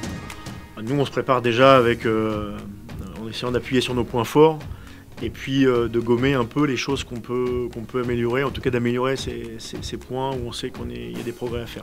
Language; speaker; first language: French; native; French